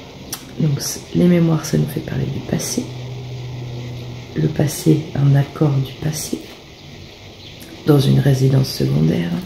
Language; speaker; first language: French; native; French